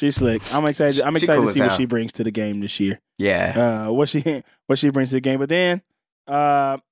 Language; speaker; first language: English; native; English